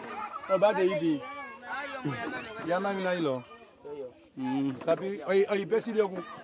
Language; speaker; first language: Portuguese; non-native, learner; Vietnamese